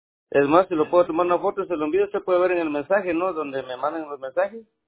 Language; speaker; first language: Spanish; native; Spanish